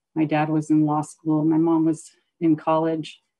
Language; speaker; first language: English; native; English